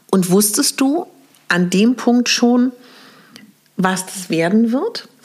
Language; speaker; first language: German; native; German